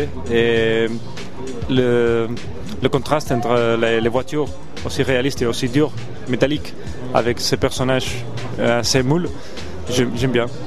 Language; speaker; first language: French; non-native, fluent; Spanish